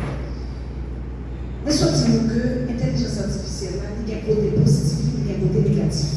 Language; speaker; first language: French; non-native, local second language; Haitian Creole